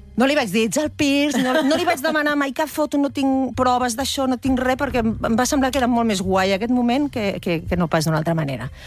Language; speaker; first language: Catalan; native; Catalan